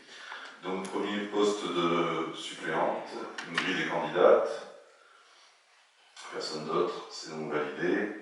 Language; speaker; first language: French; native; French